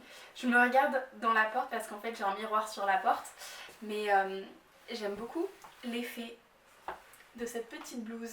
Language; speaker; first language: French; native; French